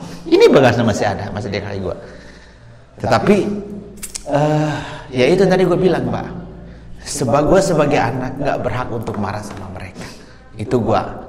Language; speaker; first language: Indonesian; native; Indonesian